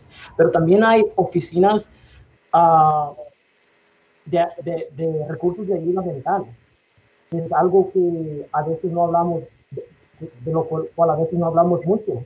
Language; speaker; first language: Spanish; early bilingual, other home language; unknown